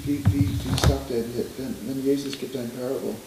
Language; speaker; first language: German; non-native, learner; English